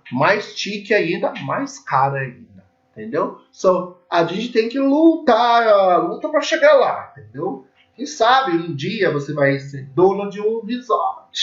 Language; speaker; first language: Portuguese; non-native, learner; English